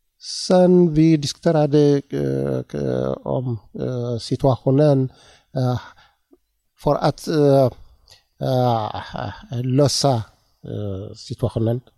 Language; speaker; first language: Swedish; non-native, learner; Tigrinya